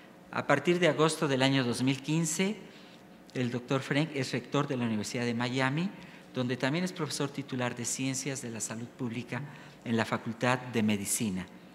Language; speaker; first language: Spanish; native; Spanish